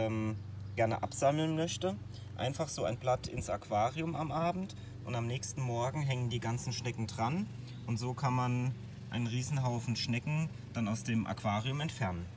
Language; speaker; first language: German; native; German